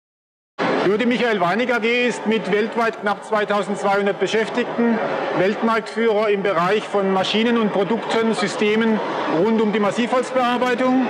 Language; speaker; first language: German; native; German